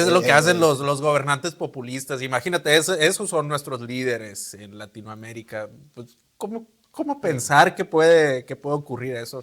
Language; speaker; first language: Spanish; native; Spanish